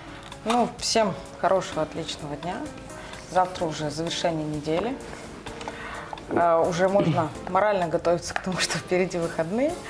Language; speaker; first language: Russian; native; Russian